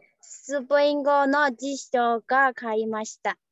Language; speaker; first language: Japanese; non-native, learner; Burmese